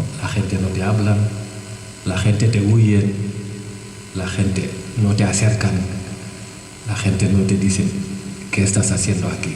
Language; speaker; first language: Spanish; non-native, fluent; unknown